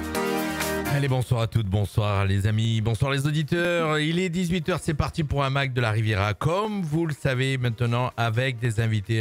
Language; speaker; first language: French; native; French